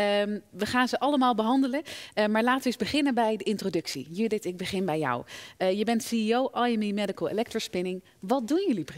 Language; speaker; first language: Dutch; native; Dutch